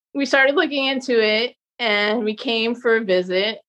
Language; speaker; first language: English; native; English